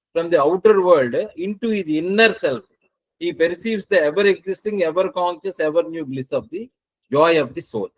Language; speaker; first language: English; non-native, local second language; Telugu